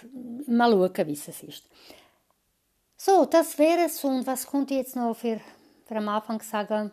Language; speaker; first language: German; non-native, fluent; Croatian